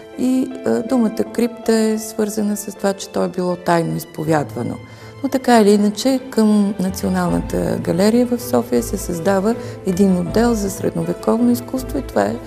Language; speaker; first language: Bulgarian; native; Bulgarian